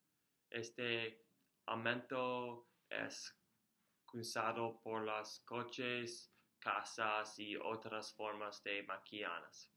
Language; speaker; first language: Spanish; non-native, learner; English